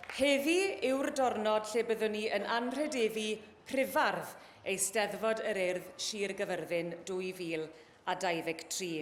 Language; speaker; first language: Welsh; native; Welsh